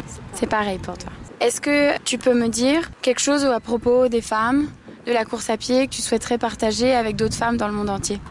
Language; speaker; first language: French; native; French